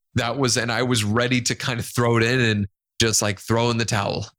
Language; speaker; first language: English; non-native, fluent; Spanish